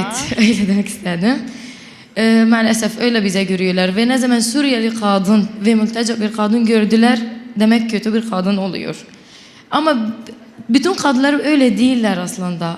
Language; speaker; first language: Turkish; non-native, local second language; Arabic